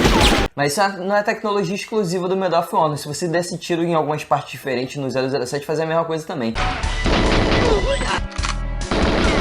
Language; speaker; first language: Portuguese; native; Portuguese